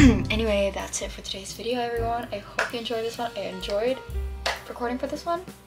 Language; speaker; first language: English; non-native, local second language; Filipino